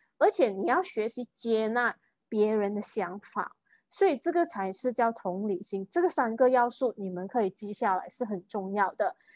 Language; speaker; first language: Chinese; native; Chinese